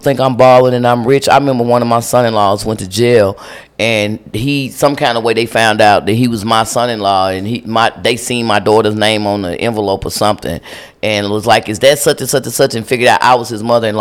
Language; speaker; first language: English; native; English